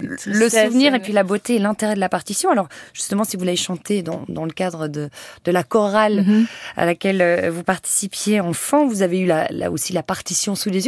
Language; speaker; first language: French; native; French